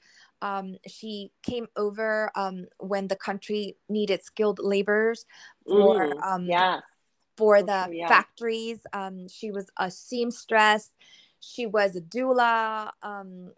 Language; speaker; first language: English; early bilingual, other home language; Spanish